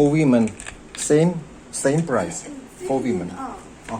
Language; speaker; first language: English; non-native, learner; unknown